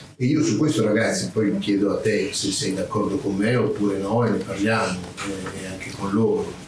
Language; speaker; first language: Italian; native; Italian